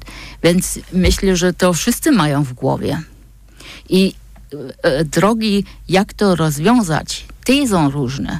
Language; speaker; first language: Polish; non-native, fluent; German